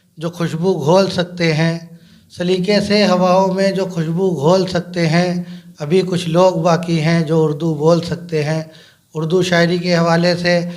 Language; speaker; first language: Urdu; native; Urdu